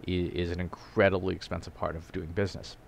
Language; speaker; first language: English; native; English